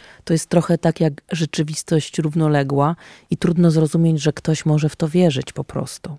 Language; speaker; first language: Polish; native; Polish